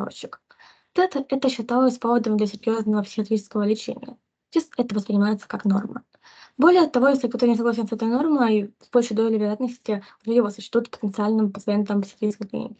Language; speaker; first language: Russian; native; Russian